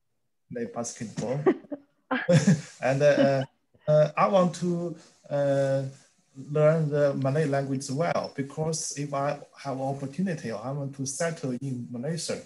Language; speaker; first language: English; non-native, learner; Chinese